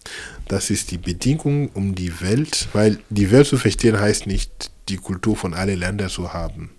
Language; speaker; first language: German; non-native, fluent; French